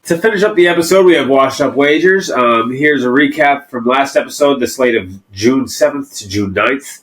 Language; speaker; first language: English; native; English